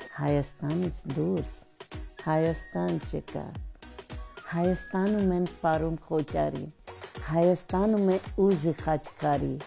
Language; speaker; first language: Armenian; non-native, fluent; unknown